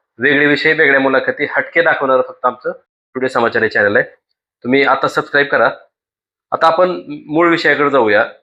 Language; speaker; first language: Marathi; native; Marathi